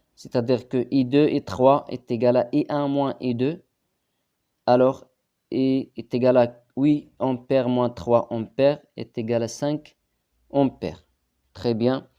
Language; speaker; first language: French; non-native, local second language; Arabic